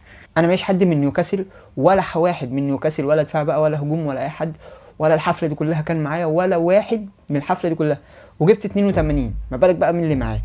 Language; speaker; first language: Arabic; native; Arabic